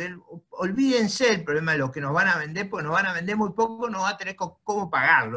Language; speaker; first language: Spanish; native; Spanish